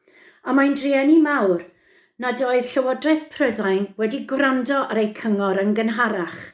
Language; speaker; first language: Welsh; native; Welsh